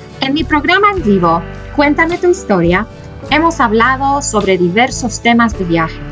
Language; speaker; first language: Spanish; non-native, fluent; Polish